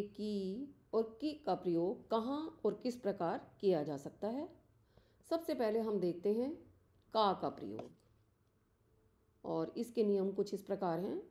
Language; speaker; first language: Hindi; native; Hindi